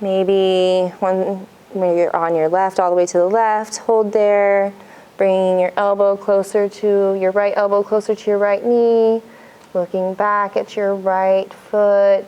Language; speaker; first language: English; native; English